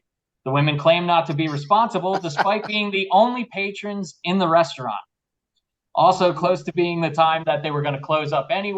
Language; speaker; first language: English; native; English